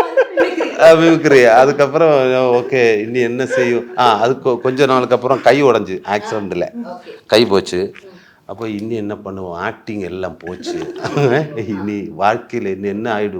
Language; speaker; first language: Tamil; non-native, learner; Malayalam